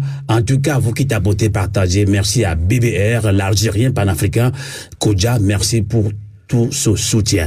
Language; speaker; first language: French; non-native, local second language; Ewe